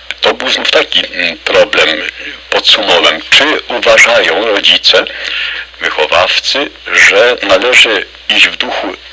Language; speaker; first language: Polish; native; Polish